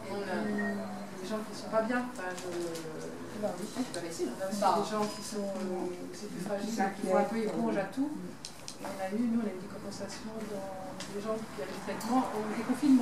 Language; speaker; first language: French; non-native, local second language; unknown